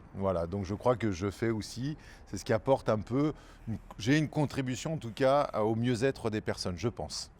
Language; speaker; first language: French; native; French